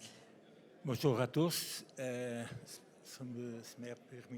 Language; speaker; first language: French; non-native, learner; Portuguese